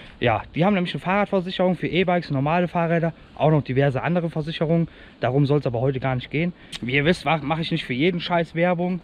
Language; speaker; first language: German; native; German